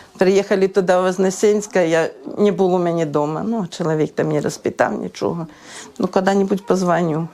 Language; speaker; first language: Ukrainian; native; Ukrainian